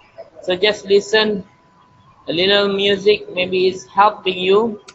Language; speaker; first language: English; non-native, learner; Indonesian